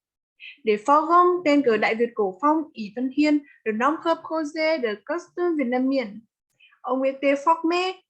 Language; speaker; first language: French; non-native, learner; Vietnamese